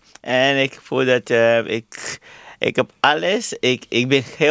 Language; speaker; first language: Dutch; non-native, learner; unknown